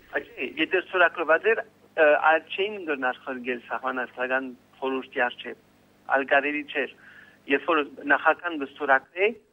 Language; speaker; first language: Armenian; early bilingual, heritage; Armenian